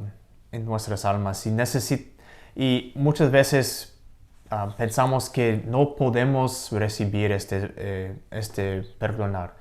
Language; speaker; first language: Spanish; non-native, learner; English